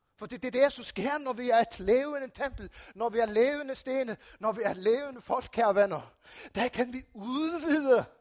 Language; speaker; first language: Danish; non-native, local second language; Faroese